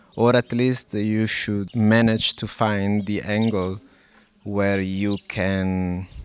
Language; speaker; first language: English; non-native, fluent; Italian